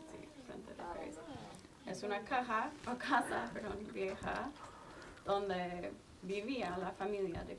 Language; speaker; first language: Spanish; non-native, fluent; English